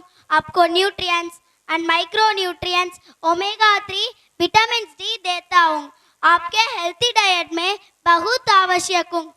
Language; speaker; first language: Hindi; non-native, local second language; Tamil